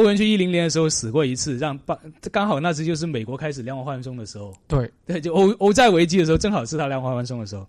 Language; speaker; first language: Chinese; non-native, local second language; Cantonese